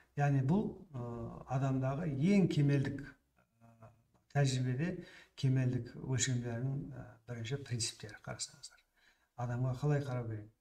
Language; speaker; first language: Kazakh; native; Kazakh